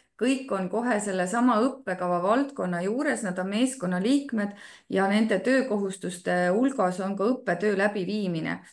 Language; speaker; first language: Estonian; native; Estonian